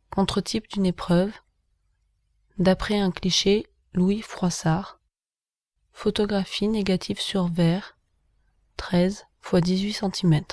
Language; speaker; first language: French; native; French